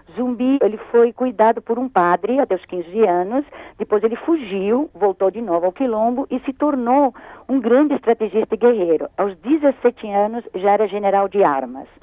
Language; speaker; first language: Portuguese; early bilingual, other home language; Spanish